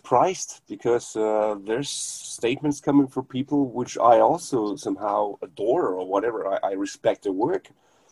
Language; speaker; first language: English; non-native, fluent; German